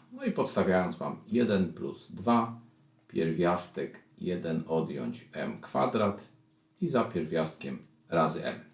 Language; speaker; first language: Polish; native; Polish